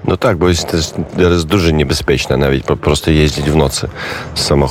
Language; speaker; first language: Polish; non-native, learner; Ukrainian